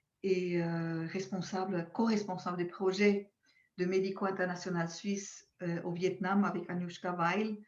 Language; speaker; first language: French; non-native, local second language; German